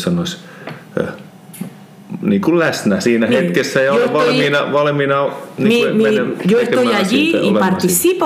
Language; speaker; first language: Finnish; non-native, fluent; Spanish